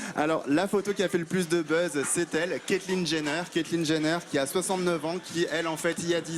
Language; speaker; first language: French; native; French